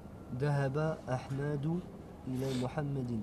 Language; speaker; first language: Arabic; non-native, learner; French